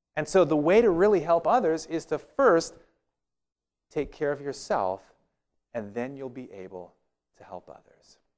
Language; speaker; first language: English; native; English